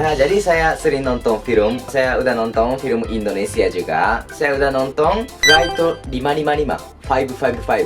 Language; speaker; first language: Indonesian; non-native, learner; Japanese